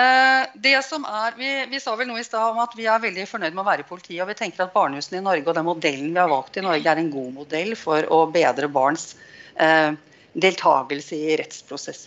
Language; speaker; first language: Norwegian; native; Norwegian